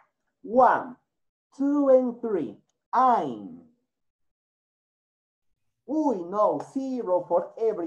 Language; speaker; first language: English; non-native, learner; Spanish